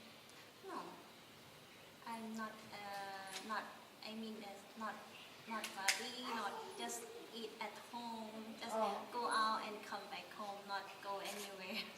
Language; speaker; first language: English; non-native, learner; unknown